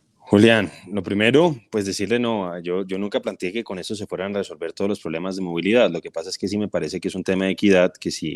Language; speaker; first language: Spanish; native; Spanish